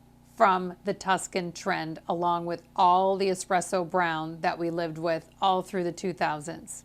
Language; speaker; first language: English; native; English